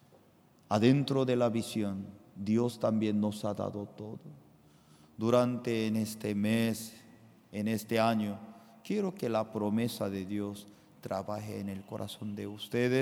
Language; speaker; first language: Spanish; non-native, fluent; Korean